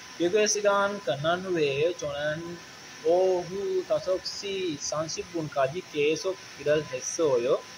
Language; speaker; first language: Korean; non-native, learner; Sinhala